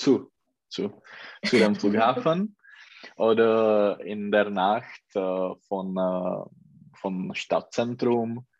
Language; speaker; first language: German; non-native, learner; Czech